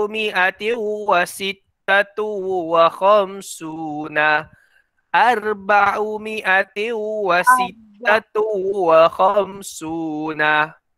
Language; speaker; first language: Arabic; non-native, fluent; Malay